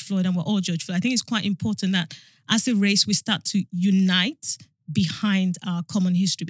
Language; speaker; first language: English; non-native, local second language; Yoruba